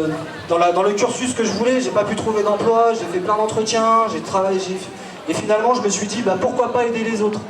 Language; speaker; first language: French; native; French